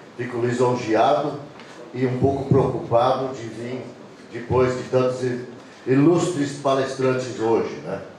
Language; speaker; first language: Portuguese; non-native, fluent; English